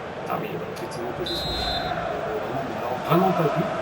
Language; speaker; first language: French; native; French